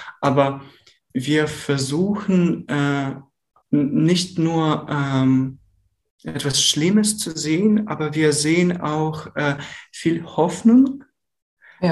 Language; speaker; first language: German; non-native, learner; Ukrainian